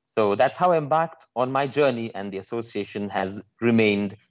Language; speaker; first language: English; non-native, local second language; Nepali